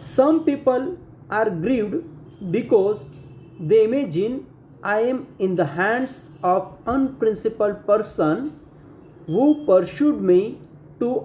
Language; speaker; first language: English; non-native, local second language; Gujarati